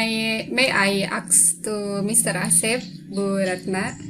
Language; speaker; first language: English; non-native, learner; Indonesian